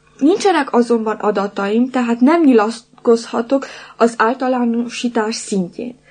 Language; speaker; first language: Hungarian; non-native, local second language; Romanian